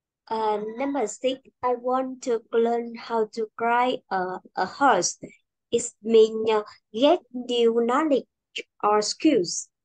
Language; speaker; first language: English; non-native, learner; Vietnamese